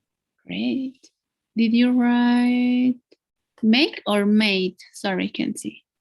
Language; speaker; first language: English; non-native, fluent; Spanish